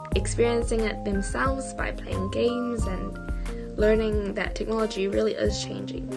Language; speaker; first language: English; native; English